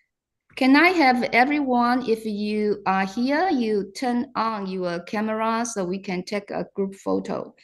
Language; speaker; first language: English; non-native, fluent; Chinese